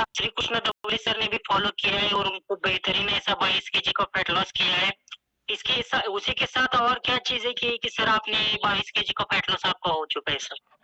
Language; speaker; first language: Hindi; non-native, local second language; Marathi